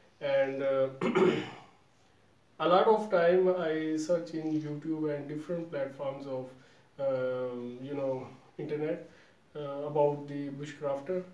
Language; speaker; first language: English; non-native, local second language; Urdu